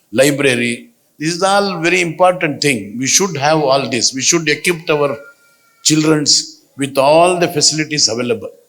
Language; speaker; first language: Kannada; non-native, local second language; Urdu